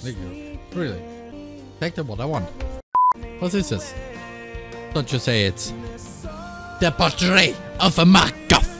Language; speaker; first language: English; non-native, learner; German